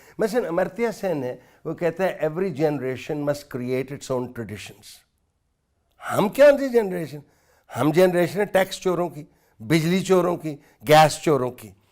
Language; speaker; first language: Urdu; non-native, local second language; Punjabi